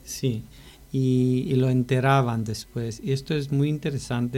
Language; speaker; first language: Spanish; non-native, fluent; Greek